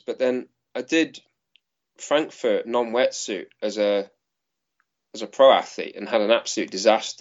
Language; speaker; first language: English; native; English